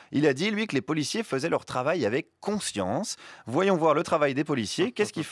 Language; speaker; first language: French; native; French